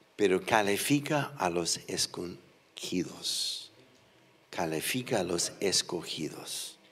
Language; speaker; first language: Spanish; non-native, fluent; English